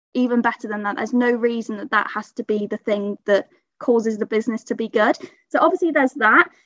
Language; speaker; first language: English; native; English